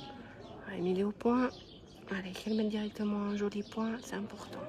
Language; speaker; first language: French; native; French